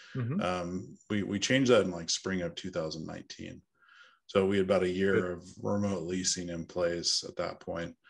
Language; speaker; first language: English; native; English